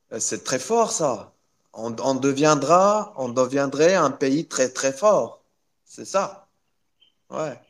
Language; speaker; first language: French; non-native, local second language; Arabic